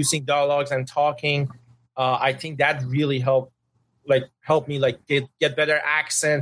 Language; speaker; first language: English; non-native, fluent; Persian